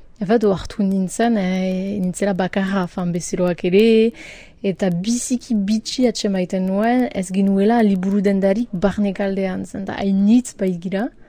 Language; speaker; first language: Basque; non-native, local second language; French